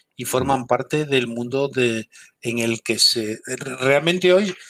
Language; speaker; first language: Spanish; native; Spanish